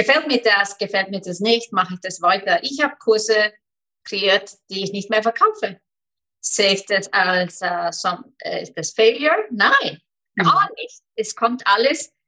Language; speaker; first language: German; non-native, fluent; Icelandic